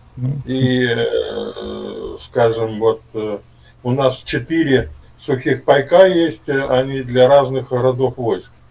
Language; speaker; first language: Russian; native; Russian